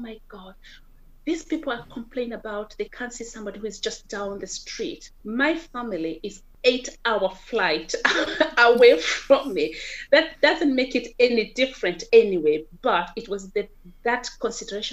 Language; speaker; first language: English; non-native, local second language; Kikuyu